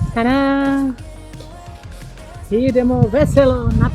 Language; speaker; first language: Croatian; non-native, learner; Portuguese